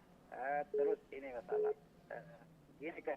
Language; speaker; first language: Indonesian; non-native, local second language; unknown